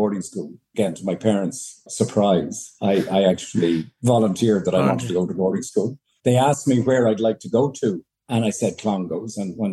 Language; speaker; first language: English; native; English